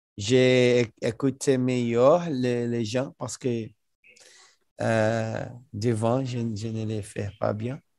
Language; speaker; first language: French; non-native, learner; Portuguese